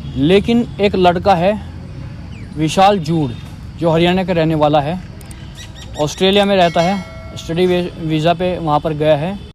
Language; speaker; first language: Hindi; native; Hindi